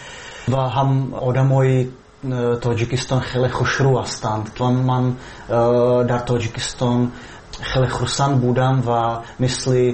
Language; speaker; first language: Persian; non-native, fluent; Slovak